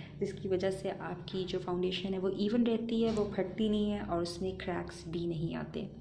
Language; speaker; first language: Urdu; native; Urdu